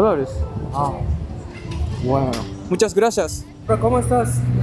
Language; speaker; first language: Spanish; non-native, learner; Japanese